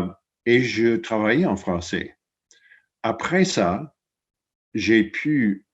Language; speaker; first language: French; non-native, fluent; English